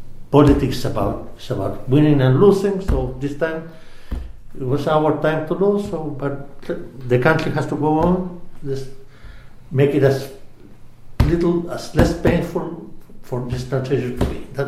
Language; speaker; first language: English; non-native, fluent; Spanish